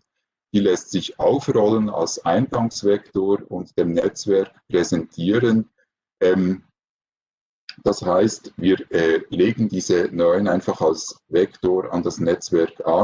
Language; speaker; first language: German; native; German